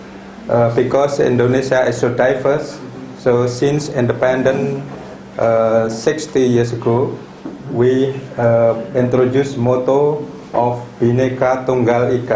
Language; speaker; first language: English; non-native, fluent; Indonesian